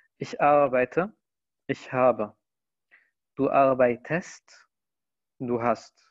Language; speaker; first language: German; non-native, fluent; Spanish